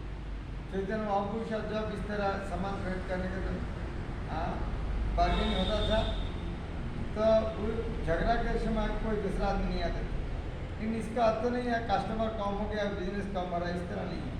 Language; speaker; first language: Hindi; non-native, local second language; Bangla